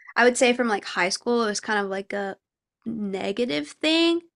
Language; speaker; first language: English; early bilingual, other home language; Korean